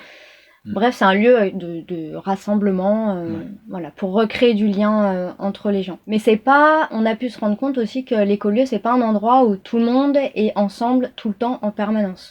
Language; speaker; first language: French; native; French